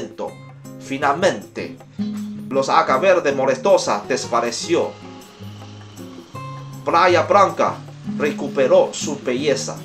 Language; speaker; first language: Spanish; non-native, learner; Chinese